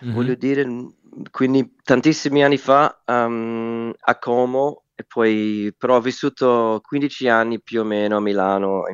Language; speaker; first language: Italian; non-native, fluent; English